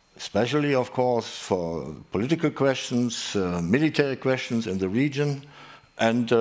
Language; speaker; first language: English; non-native, fluent; German